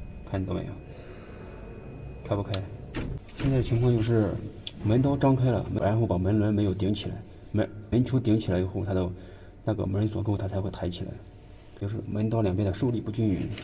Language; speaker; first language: Chinese; native; Chinese